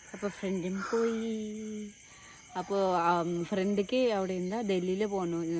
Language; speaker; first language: Malayalam; non-native, learner; Nepali